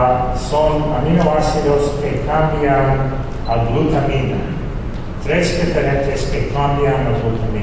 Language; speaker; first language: Spanish; non-native, fluent; English